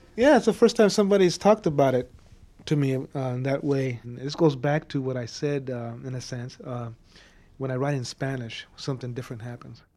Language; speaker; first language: English; early bilingual, other home language; Spanish